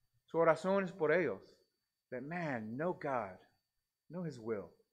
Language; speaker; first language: Spanish; non-native, fluent; English